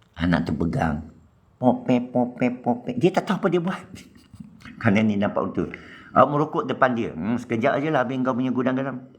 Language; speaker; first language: Malay; non-native, local second language; Chinese